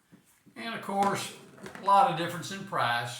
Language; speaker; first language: English; native; English